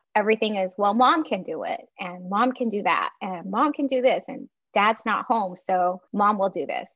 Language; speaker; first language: English; non-native, fluent; Chinese